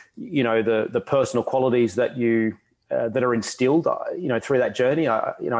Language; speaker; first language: English; native; English